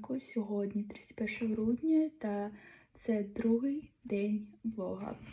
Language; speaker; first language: Ukrainian; non-native, local second language; Russian